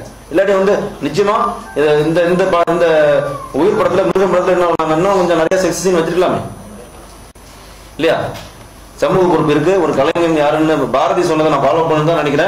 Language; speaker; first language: Tamil; native; Tamil